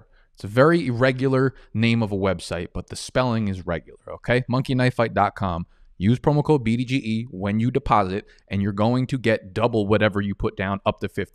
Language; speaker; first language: English; native; English